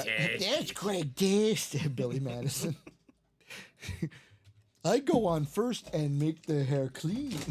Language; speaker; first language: English; native; English